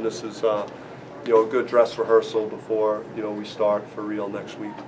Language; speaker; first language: English; native; English